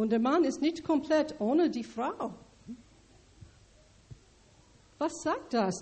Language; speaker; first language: German; non-native, learner; English